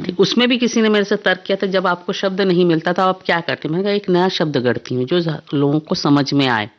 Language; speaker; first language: Hindi; non-native, local second language; Bangla